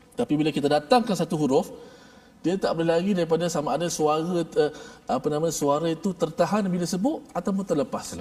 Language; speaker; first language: Malay; native; Malay